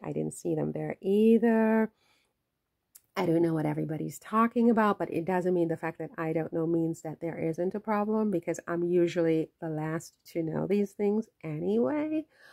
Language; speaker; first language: English; native; English